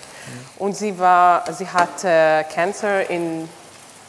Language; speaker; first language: German; non-native, learner; Hebrew